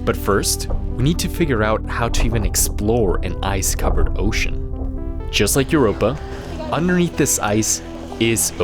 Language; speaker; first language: English; native; English